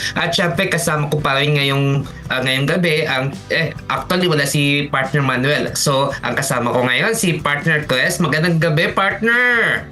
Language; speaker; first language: Filipino; native; Filipino